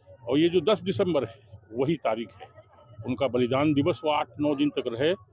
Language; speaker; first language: Hindi; native; Hindi